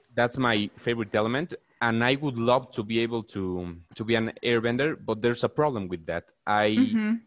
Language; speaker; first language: English; non-native, fluent; Spanish